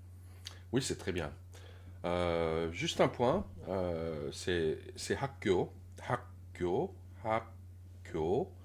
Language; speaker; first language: French; non-native, fluent; Korean